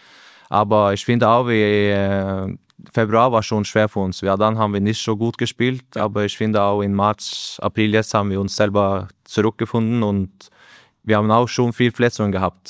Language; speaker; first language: German; non-native, learner; Norwegian